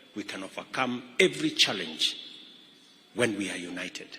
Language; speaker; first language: English; non-native, local second language; Kalenjin